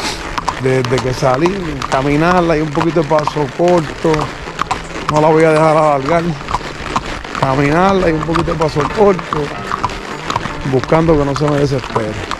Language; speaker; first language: Spanish; native; Spanish